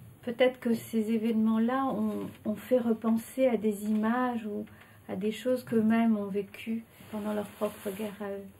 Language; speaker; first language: French; native; French